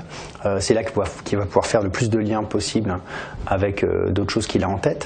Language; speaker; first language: French; native; French